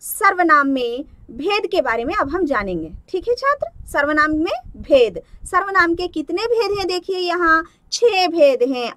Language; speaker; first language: Hindi; non-native, local second language; Telugu